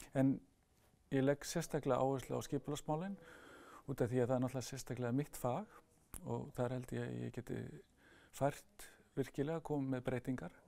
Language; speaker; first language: Icelandic; native; Icelandic